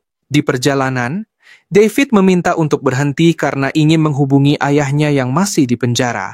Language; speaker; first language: Indonesian; native; Indonesian